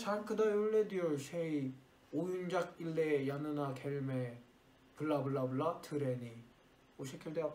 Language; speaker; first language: Turkish; non-native, learner; Korean